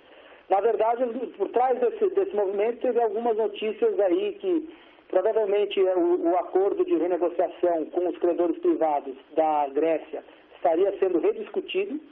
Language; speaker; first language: Portuguese; native; Portuguese